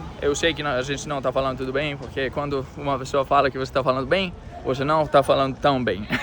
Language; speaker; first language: Portuguese; non-native, fluent; Greek